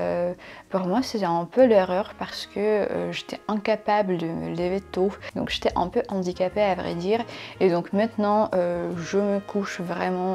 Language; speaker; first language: French; non-native, fluent; Russian